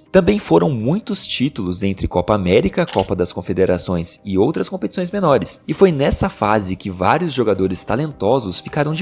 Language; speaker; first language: Portuguese; native; Portuguese